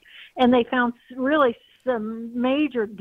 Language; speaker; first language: English; native; English